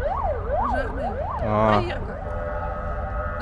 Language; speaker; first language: Russian; native; Russian